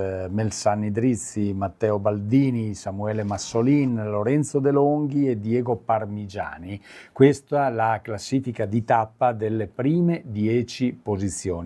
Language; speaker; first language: Italian; native; Italian